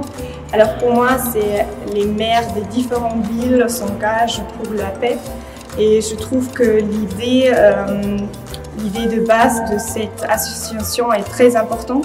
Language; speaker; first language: French; non-native, fluent; German